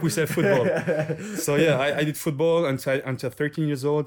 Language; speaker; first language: English; non-native, fluent; French